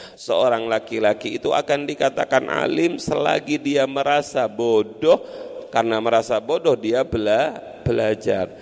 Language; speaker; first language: Indonesian; non-native, local second language; Madurese